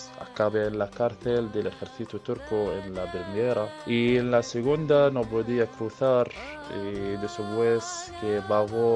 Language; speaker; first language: Spanish; early bilingual, other home language; Arabic